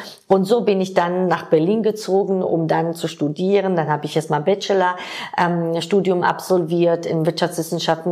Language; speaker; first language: German; non-native, fluent; Georgian